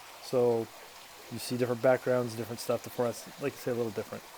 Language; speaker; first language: English; native; English